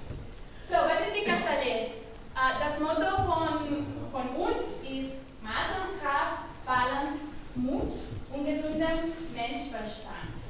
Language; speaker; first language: German; non-native, learner; Catalan